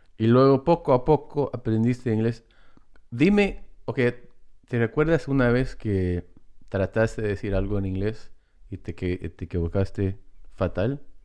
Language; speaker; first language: Spanish; early bilingual, heritage; Spanish